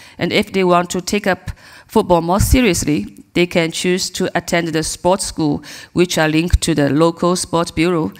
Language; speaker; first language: English; non-native, learner; Chinese